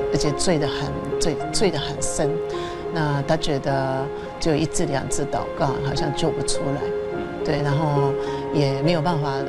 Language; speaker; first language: Chinese; non-native, fluent; Japanese